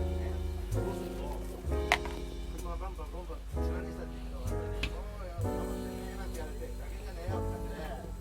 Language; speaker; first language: Japanese; native; Japanese